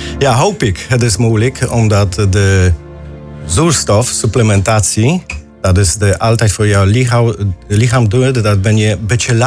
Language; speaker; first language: Dutch; non-native, learner; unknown